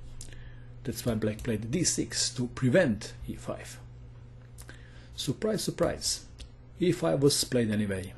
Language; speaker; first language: English; non-native, fluent; Croatian